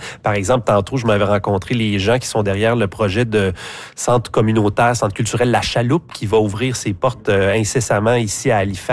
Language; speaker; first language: French; native; French